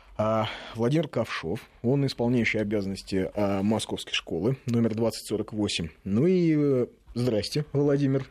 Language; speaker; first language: Russian; native; Russian